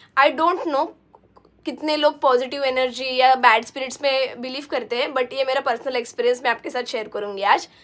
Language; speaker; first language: Hindi; non-native, local second language; Marathi